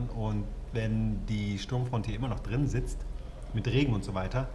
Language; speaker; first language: German; native; German